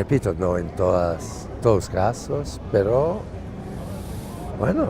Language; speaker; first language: Spanish; non-native, fluent; English